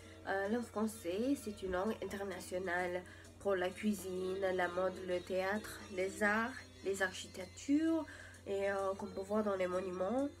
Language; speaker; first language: French; non-native, learner; English